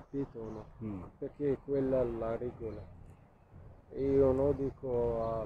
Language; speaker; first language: Italian; non-native, learner; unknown